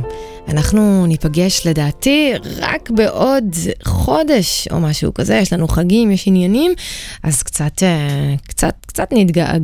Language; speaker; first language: Hebrew; native; Hebrew